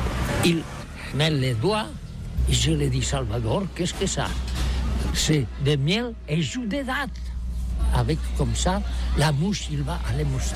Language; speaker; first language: French; non-native, learner; Catalan